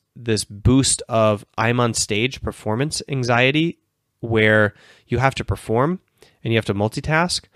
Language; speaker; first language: English; native; English